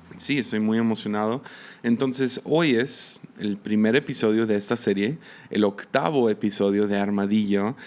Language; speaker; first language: Spanish; non-native, local second language; English